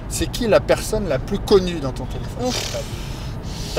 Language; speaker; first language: French; native; French